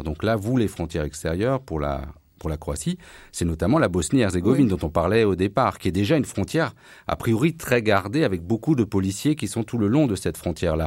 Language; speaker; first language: French; native; French